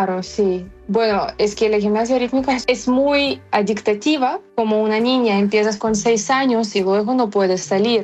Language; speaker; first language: Spanish; non-native, fluent; Ukrainian